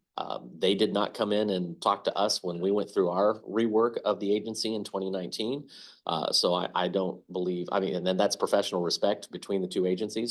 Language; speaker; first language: English; native; English